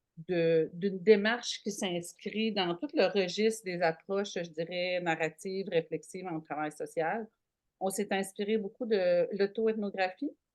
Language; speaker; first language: French; native; French